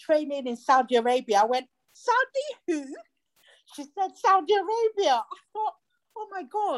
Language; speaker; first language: English; native; English